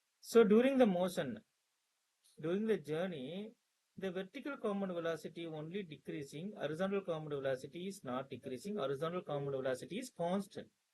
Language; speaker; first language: English; non-native, local second language; Tamil